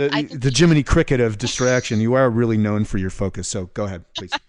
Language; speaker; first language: English; native; English